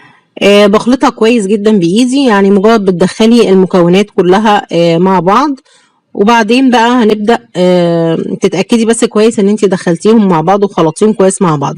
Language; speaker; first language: Arabic; native; Arabic